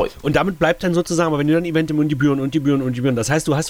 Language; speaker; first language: German; native; German